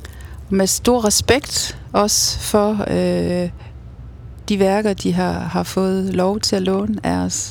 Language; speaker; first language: Danish; native; Danish